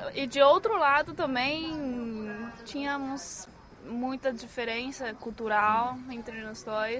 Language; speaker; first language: Portuguese; non-native, fluent; Chinese